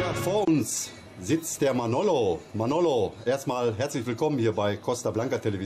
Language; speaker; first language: German; native; German